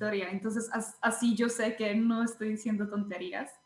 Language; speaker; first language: Spanish; non-native, fluent; Czech